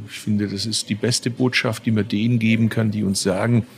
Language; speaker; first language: German; early bilingual, other home language; Turkish